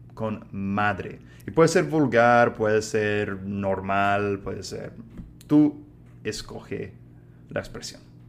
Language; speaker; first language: Spanish; non-native, fluent; English